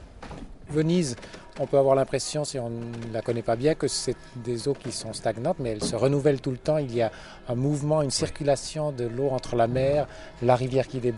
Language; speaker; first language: French; native; French